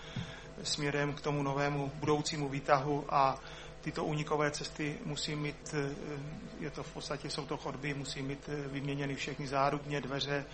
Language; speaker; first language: Czech; native; Czech